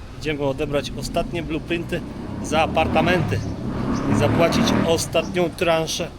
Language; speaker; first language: Polish; native; Polish